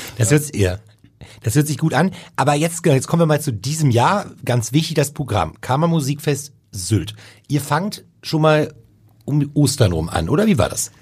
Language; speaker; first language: German; native; German